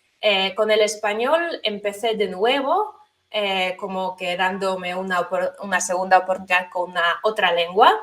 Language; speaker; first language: Spanish; non-native, fluent; Polish